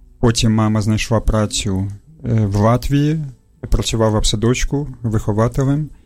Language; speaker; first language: Ukrainian; early bilingual, other home language; Russian